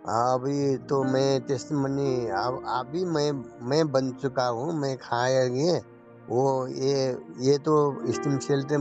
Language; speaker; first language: Hindi; non-native, learner; Nepali